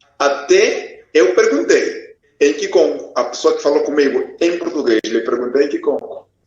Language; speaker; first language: Portuguese; non-native, local second language; Kongo